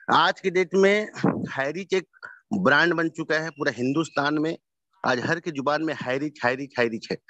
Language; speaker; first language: Hindi; native; Hindi